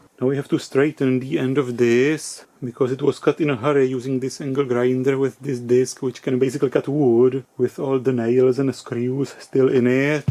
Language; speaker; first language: English; non-native, fluent; Czech